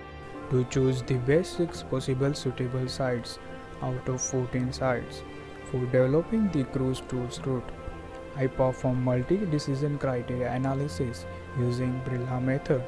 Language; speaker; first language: English; non-native, fluent; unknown